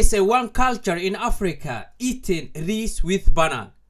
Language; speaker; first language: English; non-native, learner; Somali